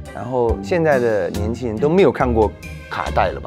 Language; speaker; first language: Chinese; native; Chinese